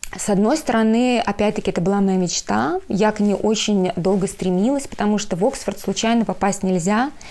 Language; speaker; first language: Russian; native; Russian